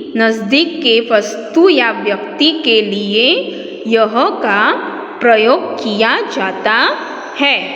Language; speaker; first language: Hindi; non-native, local second language; Gujarati